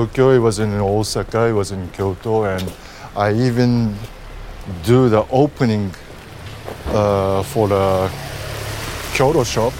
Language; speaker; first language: English; non-native, fluent; Japanese